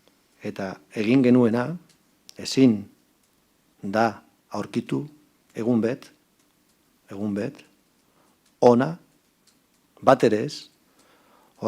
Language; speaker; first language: Basque; non-native, local second language; Spanish